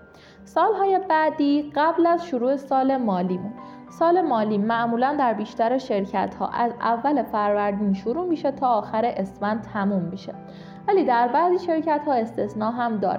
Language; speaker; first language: Persian; native; Persian